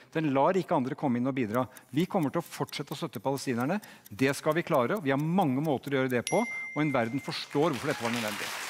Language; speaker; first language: Norwegian; native; Norwegian